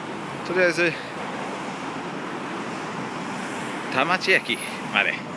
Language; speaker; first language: Japanese; non-native, learner; English